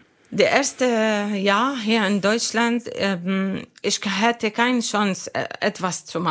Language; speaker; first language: German; non-native, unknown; Arabic